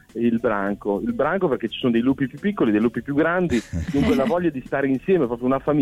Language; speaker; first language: Italian; native; Italian